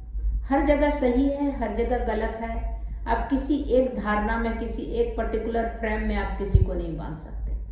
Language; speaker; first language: Hindi; native; Hindi